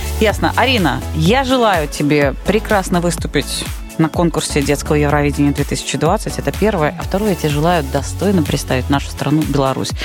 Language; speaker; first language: Russian; native; Russian